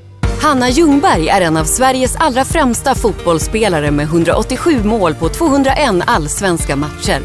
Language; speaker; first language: Swedish; native; Swedish